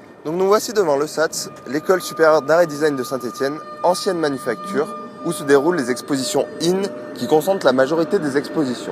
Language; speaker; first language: French; native; French